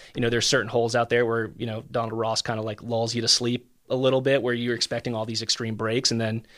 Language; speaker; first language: English; native; English